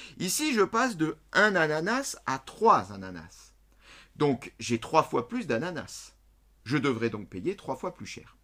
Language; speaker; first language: French; native; French